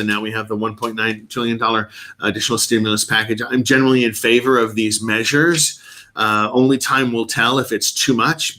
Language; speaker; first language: English; native; English